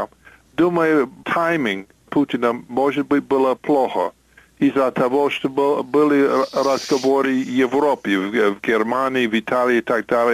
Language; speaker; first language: Russian; non-native, fluent; English